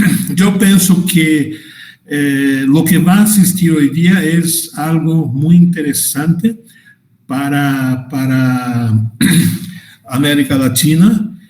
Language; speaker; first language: Spanish; non-native, fluent; Portuguese